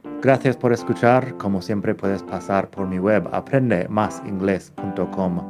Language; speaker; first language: Spanish; non-native, fluent; English